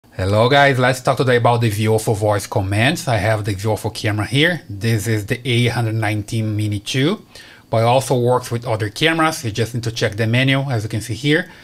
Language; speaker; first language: English; non-native, fluent; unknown